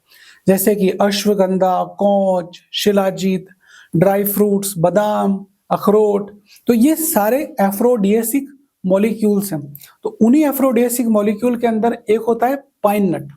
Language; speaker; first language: Hindi; native; Hindi